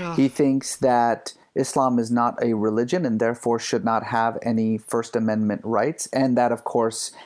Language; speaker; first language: English; early bilingual, other home language; Persian